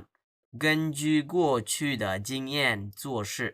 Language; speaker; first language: Chinese; non-native, fluent; Bangla